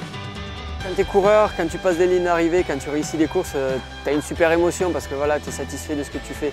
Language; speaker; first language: French; native; French